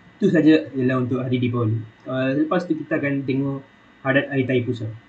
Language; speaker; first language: Malay; non-native, local second language; Tamil